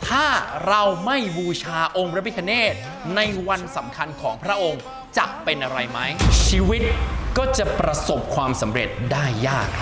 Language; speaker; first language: Thai; native; Thai